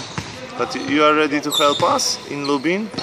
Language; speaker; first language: English; non-native, learner; Polish